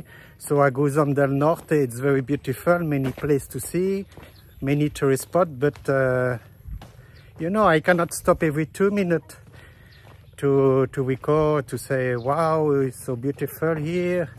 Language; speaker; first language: English; non-native, learner; Dutch